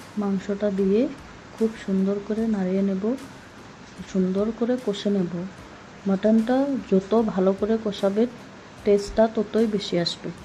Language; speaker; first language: Bangla; non-native, local second language; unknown